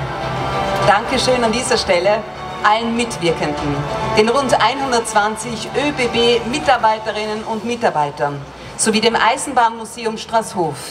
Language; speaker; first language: German; native; German